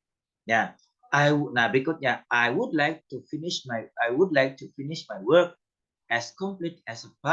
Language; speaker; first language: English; non-native, fluent; Indonesian